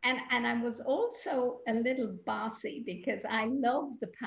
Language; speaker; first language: English; native; English